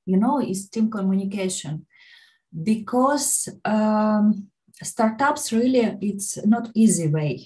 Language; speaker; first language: English; non-native, learner; Ukrainian